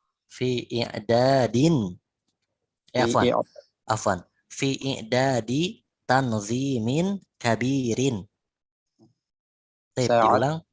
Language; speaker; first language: Arabic; non-native, fluent; Indonesian